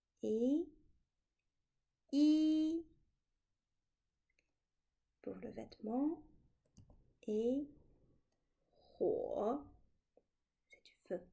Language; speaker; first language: French; non-native, fluent; Chinese